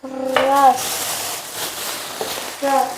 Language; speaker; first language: Russian; non-native, local second language; Armenian